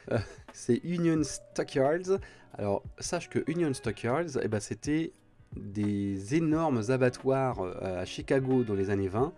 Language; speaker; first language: French; native; French